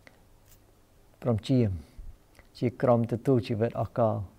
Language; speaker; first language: Khmer; non-native, fluent; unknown